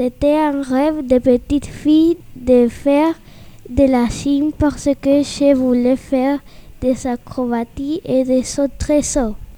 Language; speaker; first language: French; non-native, learner; Spanish